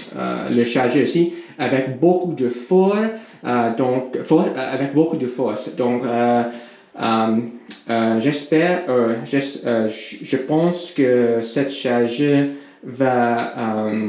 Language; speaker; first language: French; non-native, learner; English